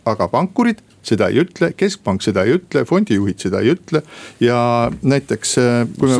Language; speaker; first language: Estonian; native; Estonian